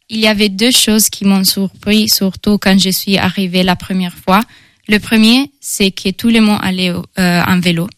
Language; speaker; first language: French; non-native, fluent; Italian